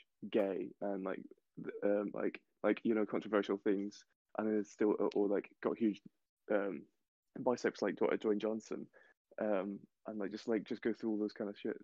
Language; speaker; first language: English; native; English